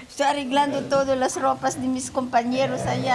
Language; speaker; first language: Spanish; non-native, learner; Filipino